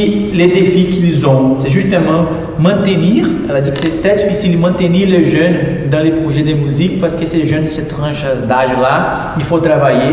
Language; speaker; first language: French; non-native, fluent; Portuguese